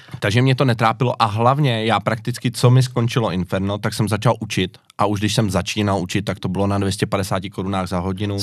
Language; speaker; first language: Czech; native; Czech